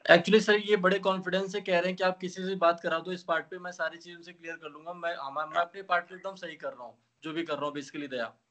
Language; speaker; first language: Hindi; native; Hindi